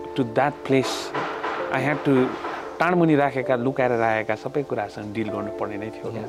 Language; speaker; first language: English; non-native, local second language; Nepali